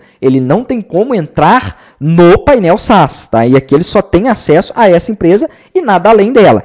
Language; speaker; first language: Portuguese; native; Portuguese